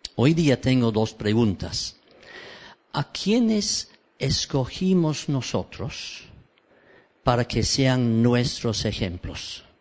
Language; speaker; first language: Spanish; non-native, fluent; English